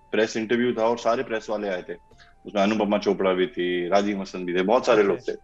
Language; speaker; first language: Hindi; native; Hindi